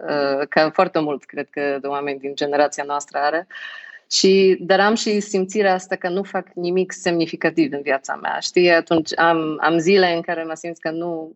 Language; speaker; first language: Romanian; non-native, fluent; Polish